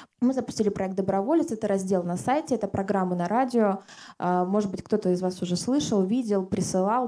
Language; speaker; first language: Russian; native; Russian